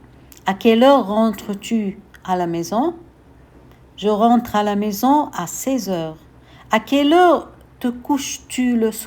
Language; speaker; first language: French; non-native, fluent; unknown